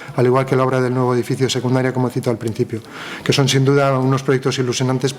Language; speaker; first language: Spanish; non-native, local second language; Basque